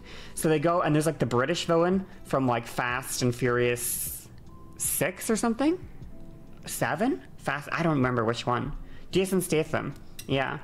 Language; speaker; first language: English; native; English